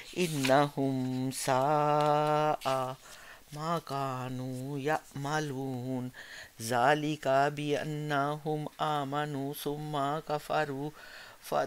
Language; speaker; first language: Arabic; non-native, learner; Hindi